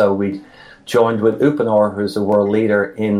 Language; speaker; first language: English; native; English